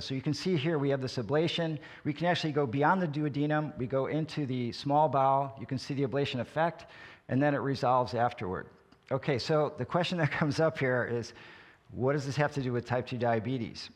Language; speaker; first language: English; native; English